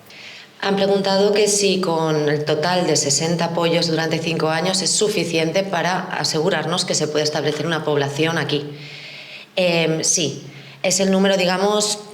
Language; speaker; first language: Spanish; native; Spanish